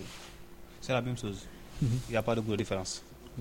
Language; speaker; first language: French; non-native, learner; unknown